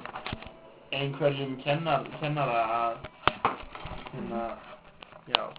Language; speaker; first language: Icelandic; non-native, learner; English